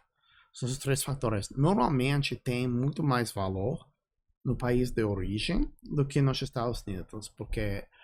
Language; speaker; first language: Portuguese; non-native, fluent; English